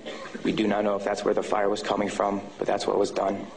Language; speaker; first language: English; native; English